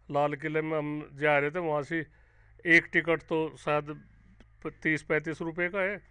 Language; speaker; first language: Hindi; native; Hindi